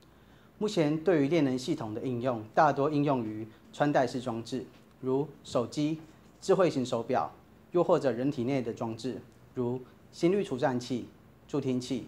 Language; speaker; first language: Chinese; native; Chinese